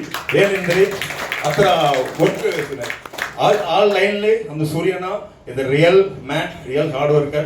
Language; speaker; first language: Kannada; non-native, learner; Tamil